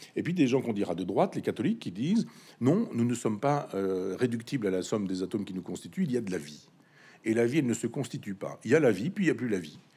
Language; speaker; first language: French; native; French